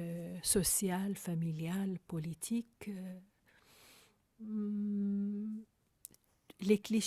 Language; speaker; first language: French; non-native, fluent; Arabic